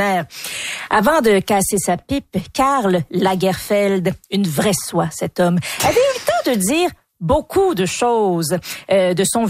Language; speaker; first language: French; native; French